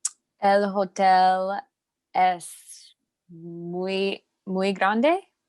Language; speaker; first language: Spanish; non-native, learner; English